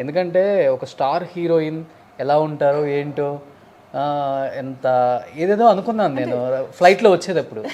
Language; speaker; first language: Telugu; native; Telugu